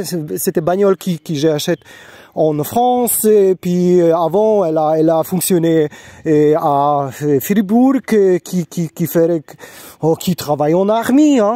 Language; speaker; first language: French; non-native, learner; Polish